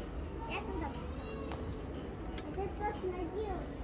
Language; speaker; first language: Russian; early bilingual, other home language; Tajik